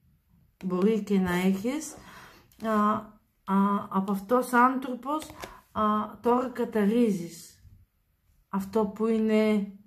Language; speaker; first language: Greek; non-native, learner; Bulgarian